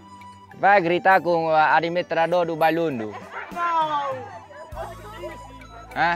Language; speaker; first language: Portuguese; non-native, learner; Vietnamese